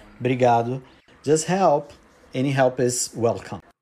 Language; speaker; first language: English; non-native, fluent; Portuguese